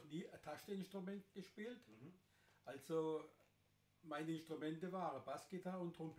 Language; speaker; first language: German; native; German